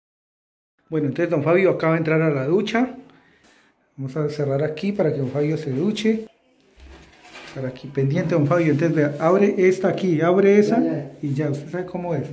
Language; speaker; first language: Spanish; native; Spanish